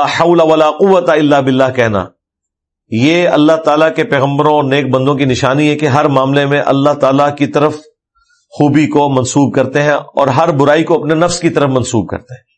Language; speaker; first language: Urdu; non-native, local second language; Punjabi